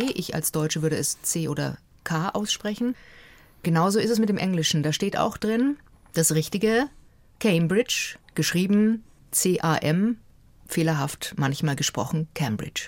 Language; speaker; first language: German; native; German